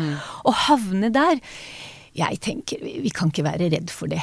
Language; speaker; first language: Norwegian; non-native, fluent; Hebrew